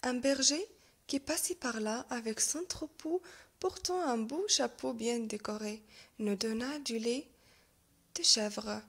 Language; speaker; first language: French; non-native, local second language; Arabic